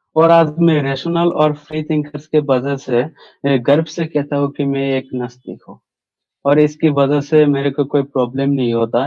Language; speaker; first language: Hindi; non-native, local second language; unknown